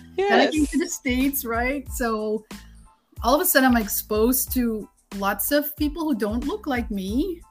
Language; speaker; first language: English; non-native, fluent; Dutch